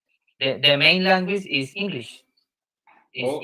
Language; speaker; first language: English; non-native, learner; Spanish